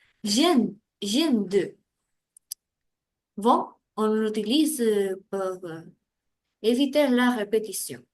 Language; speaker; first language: French; non-native, learner; Spanish